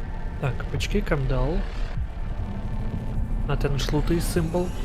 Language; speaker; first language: Czech; non-native, learner; Ukrainian